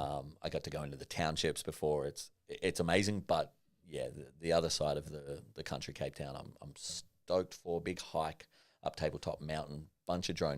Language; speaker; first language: English; native; English